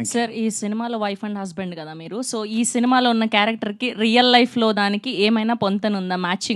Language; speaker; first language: Telugu; native; Telugu